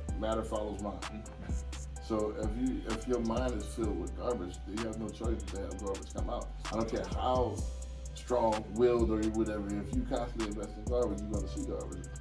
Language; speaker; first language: English; native; English